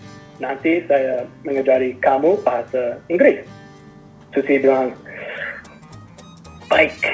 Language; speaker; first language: Indonesian; non-native, learner; English